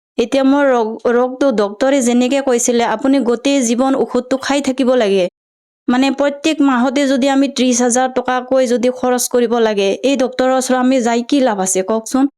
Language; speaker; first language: Assamese; non-native, local second language; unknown